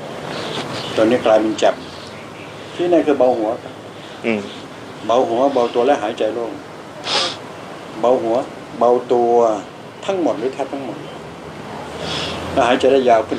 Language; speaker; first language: Thai; native; Thai